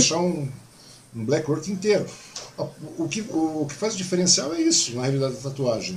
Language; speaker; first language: Portuguese; native; Portuguese